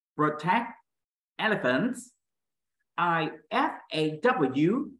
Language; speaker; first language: English; non-native, fluent; Vietnamese